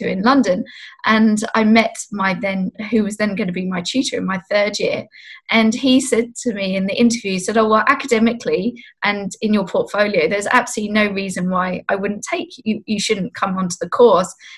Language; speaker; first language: English; native; English